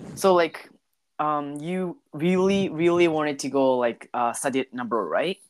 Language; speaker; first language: English; non-native, learner; Japanese